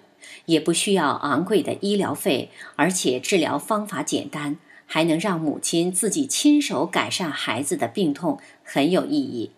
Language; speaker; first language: Chinese; native; Chinese